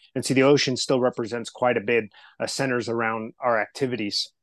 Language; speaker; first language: English; early bilingual, other home language; Spanish